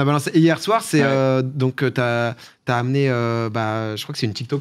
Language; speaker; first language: French; native; French